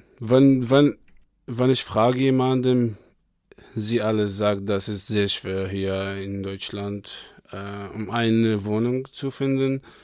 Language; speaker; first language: German; non-native, learner; Arabic